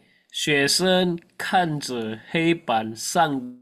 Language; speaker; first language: Chinese; non-native, fluent; Indonesian